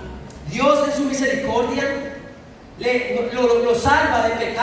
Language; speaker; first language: Spanish; native; Spanish